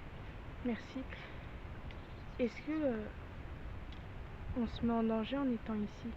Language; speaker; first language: French; native; French